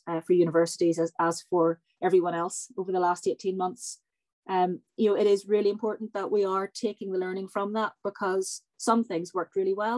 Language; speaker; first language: English; native; English